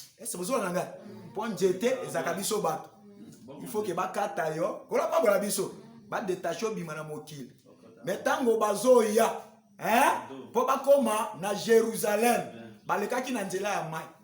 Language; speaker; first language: Lingala; native; Lingala